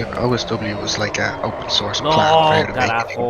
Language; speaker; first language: English; native; English